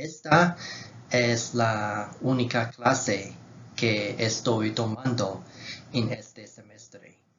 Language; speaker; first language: Spanish; non-native, learner; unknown